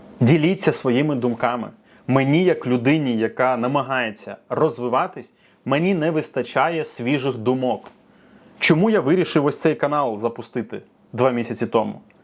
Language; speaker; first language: Ukrainian; non-native, local second language; Russian